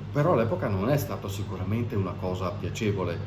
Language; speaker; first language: Italian; native; Italian